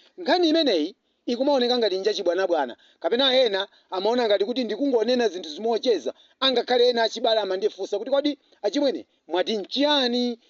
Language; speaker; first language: Nyanja; native; Nyanja